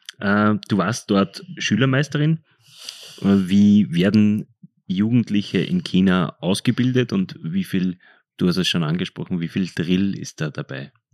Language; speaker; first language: German; native; German